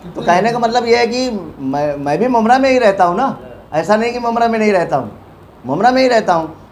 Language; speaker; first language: Hindi; non-native, local second language; Urdu